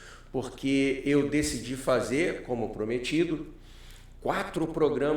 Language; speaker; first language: Portuguese; native; Portuguese